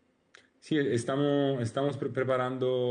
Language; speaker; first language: Spanish; non-native, learner; Italian